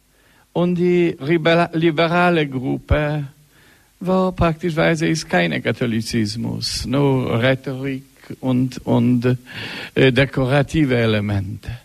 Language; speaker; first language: German; non-native, learner; Polish